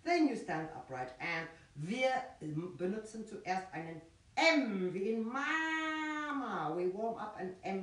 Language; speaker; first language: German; non-native, fluent; Afrikaans